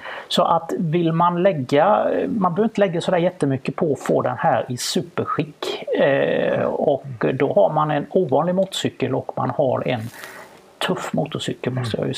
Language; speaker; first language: Swedish; native; Swedish